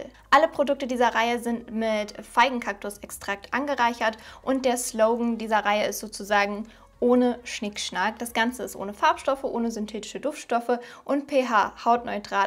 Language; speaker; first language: German; native; German